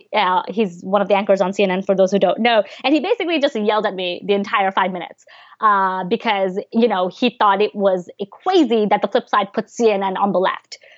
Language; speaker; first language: English; early bilingual, other home language; Bangla